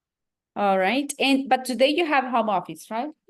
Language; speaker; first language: English; non-native, fluent; Spanish